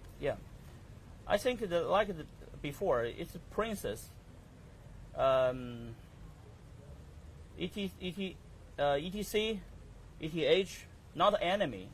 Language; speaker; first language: English; non-native, learner; Chinese